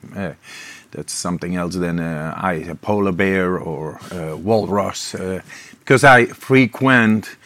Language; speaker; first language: English; non-native, fluent; Dutch